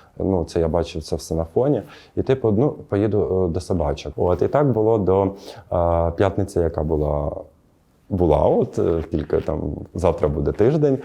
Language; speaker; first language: Ukrainian; native; Ukrainian